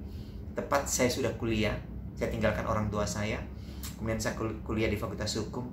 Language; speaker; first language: Indonesian; native; Indonesian